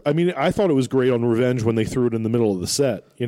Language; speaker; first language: English; native; English